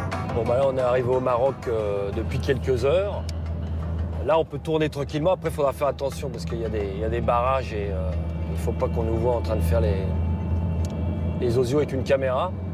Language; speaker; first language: French; native; French